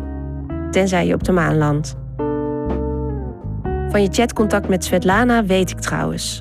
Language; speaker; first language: Dutch; native; Dutch